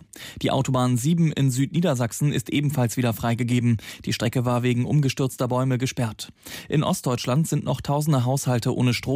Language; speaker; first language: German; native; German